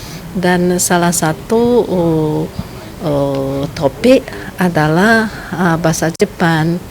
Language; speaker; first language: Indonesian; non-native, fluent; Japanese